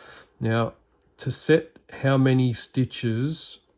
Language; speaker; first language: English; native; English